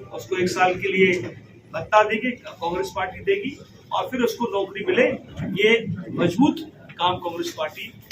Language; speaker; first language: Hindi; native; Hindi